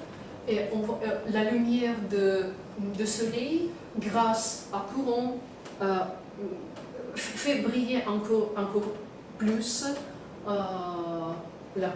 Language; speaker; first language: French; non-native, fluent; Russian